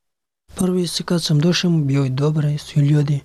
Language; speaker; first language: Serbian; non-native, learner; Pashto